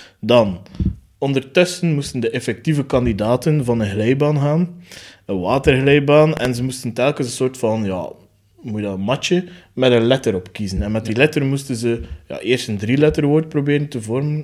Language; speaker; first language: Dutch; native; Dutch